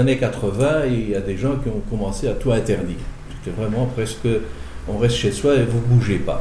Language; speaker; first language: French; native; French